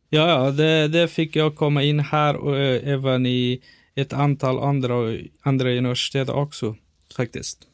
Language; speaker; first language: Swedish; non-native, fluent; Persian